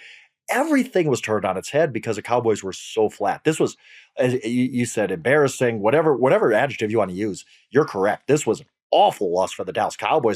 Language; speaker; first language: English; native; English